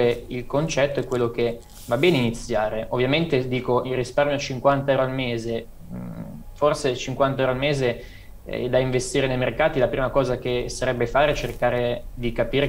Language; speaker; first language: Italian; native; Italian